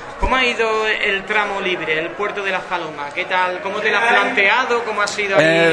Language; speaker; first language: Spanish; native; Spanish